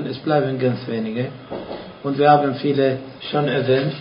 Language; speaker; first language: German; non-native, fluent; Arabic